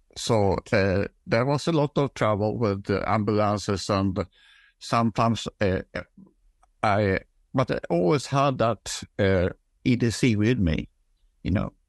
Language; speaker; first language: English; non-native, fluent; Swedish